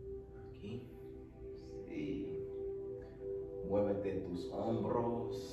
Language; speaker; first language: Spanish; non-native, learner; English